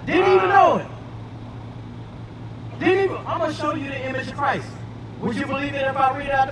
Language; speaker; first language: English; native; English